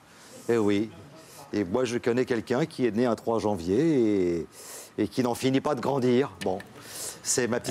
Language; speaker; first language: French; native; French